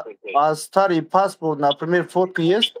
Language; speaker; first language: Russian; non-native, learner; Tajik